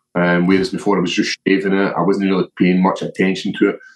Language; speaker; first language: English; native; English